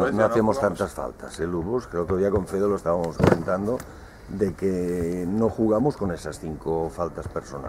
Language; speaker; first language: Spanish; native; Spanish